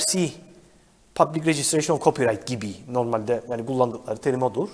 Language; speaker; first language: Turkish; native; Turkish